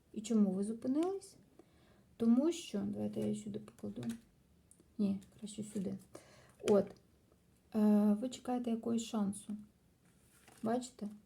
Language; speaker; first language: Ukrainian; non-native, local second language; Russian